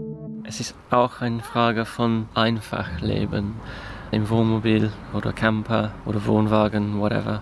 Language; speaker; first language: German; non-native, learner; English